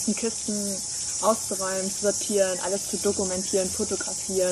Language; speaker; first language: German; native; German